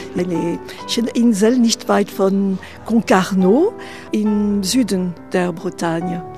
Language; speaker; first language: German; non-native, fluent; French